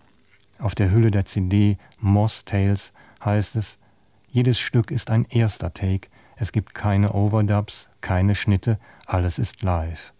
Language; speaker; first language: German; native; German